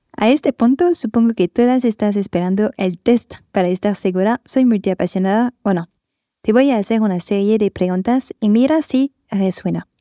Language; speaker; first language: Spanish; non-native, fluent; French